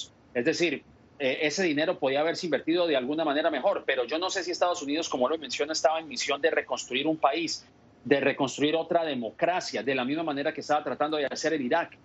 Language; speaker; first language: Spanish; native; Spanish